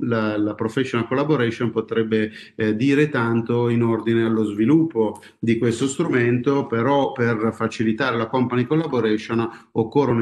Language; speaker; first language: Italian; native; Italian